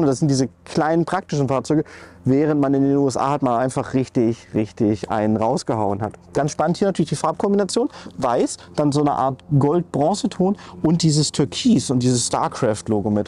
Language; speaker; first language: German; native; German